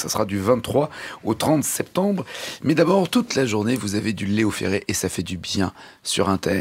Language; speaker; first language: French; native; French